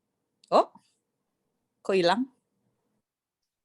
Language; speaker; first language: Indonesian; native; Indonesian